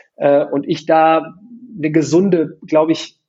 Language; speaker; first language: German; native; German